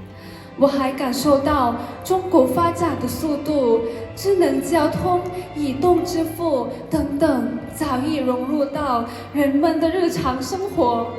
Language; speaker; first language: Chinese; non-native, fluent; Lao